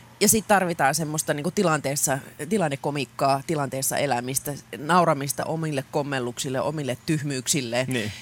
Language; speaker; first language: Finnish; non-native, local second language; Swedish